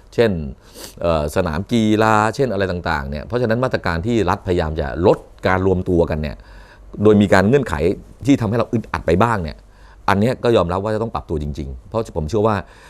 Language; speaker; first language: Thai; native; Thai